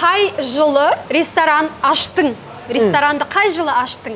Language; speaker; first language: Turkish; non-native, learner; Kazakh